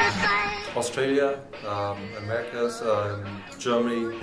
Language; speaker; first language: English; non-native, fluent; Vietnamese